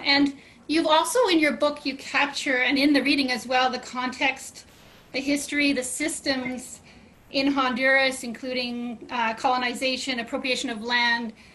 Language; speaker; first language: English; native; English